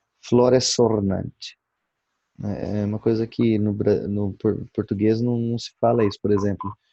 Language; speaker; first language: Portuguese; native; Portuguese